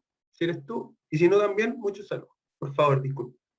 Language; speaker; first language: Spanish; native; Spanish